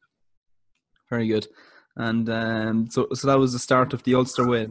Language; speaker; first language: English; native; English